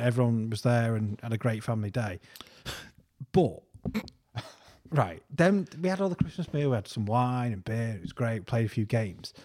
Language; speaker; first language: English; native; English